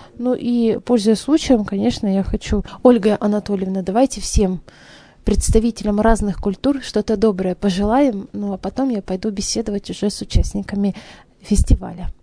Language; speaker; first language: Russian; native; Russian